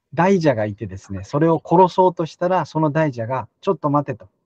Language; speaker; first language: Japanese; native; Japanese